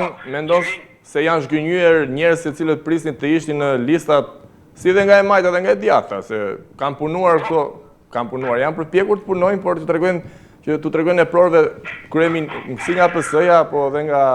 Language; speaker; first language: Albanian; native; Albanian